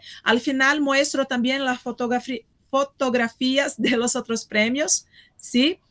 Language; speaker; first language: Spanish; non-native, fluent; Portuguese